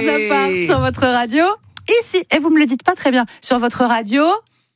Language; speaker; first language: French; native; French